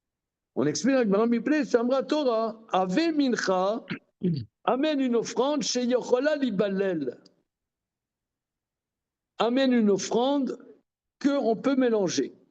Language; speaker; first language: French; native; French